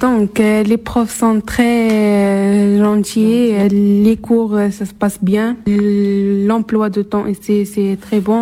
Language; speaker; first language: French; non-native, learner; Arabic